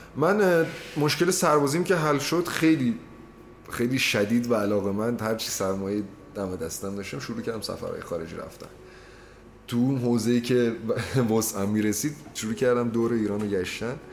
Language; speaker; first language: Persian; non-native, local second language; Azerbaijani